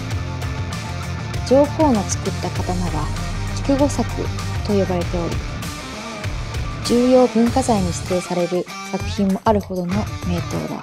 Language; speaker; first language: Japanese; native; Japanese